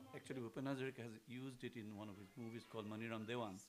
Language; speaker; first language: English; non-native, local second language; Assamese